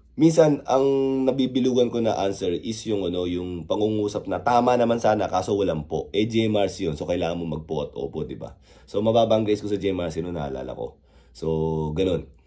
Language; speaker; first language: Filipino; early bilingual, other home language; Korean